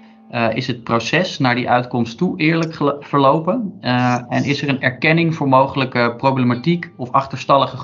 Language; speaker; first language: Dutch; native; Dutch